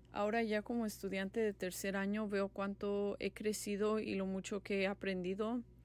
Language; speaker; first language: Spanish; early bilingual, heritage; Spanish